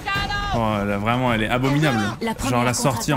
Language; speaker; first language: French; native; French